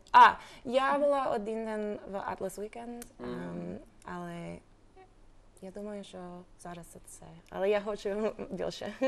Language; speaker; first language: Ukrainian; non-native, learner; English